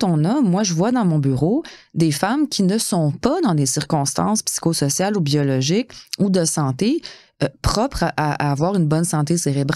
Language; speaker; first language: French; native; French